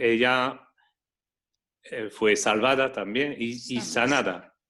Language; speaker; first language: Spanish; non-native, fluent; French